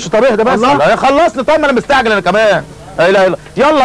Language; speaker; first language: Arabic; native; Arabic